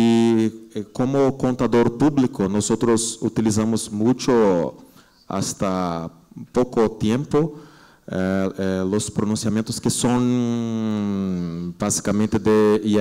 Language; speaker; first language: Spanish; non-native, learner; Portuguese